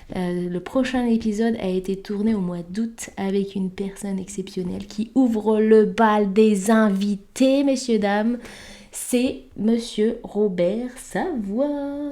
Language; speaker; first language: French; native; French